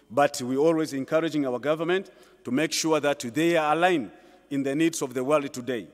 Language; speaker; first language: English; non-native, local second language; Swahili